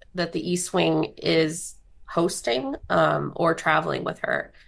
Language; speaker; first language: English; native; English